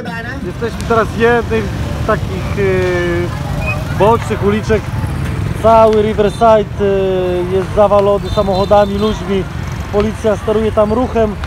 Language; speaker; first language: Polish; native; Polish